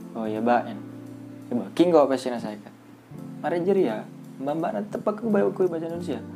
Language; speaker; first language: Indonesian; non-native, local second language; Madurese